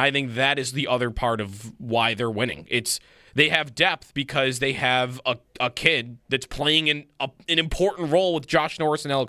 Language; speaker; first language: English; native; English